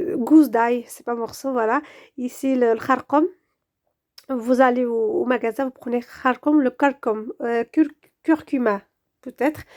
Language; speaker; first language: French; non-native, local second language; Arabic